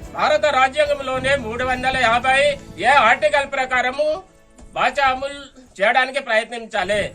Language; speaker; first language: Telugu; non-native, local second language; Lambadi